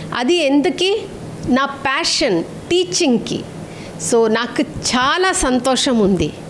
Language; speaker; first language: Telugu; non-native, learner; Tamil